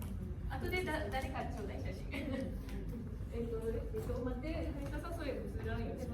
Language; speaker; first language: Japanese; native; Japanese